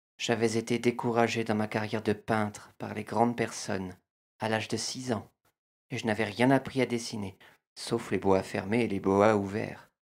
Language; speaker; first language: French; native; French